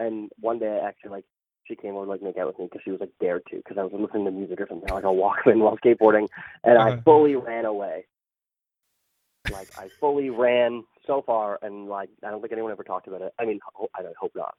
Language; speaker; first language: English; native; English